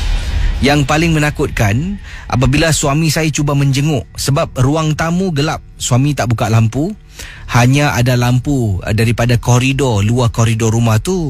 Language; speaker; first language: Malay; native; Malay